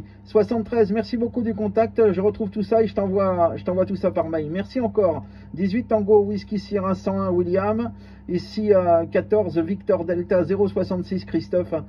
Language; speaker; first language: French; native; French